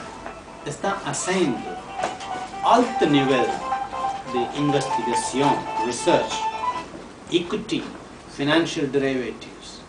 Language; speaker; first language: Spanish; non-native, learner; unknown